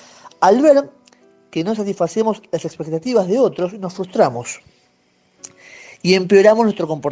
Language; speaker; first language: Spanish; native; Spanish